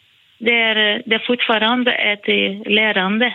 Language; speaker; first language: Swedish; non-native, fluent; Portuguese